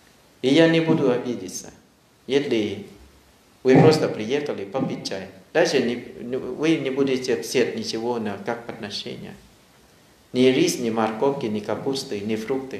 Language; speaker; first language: Russian; non-native, learner; Thai